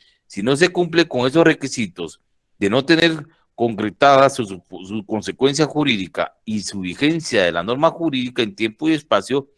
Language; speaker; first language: Spanish; native; Spanish